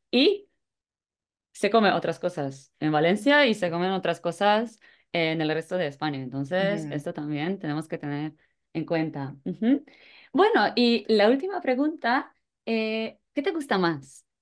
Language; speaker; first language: Spanish; non-native, fluent; Polish